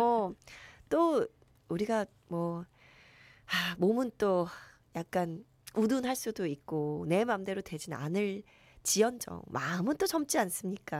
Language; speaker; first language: Korean; native; Korean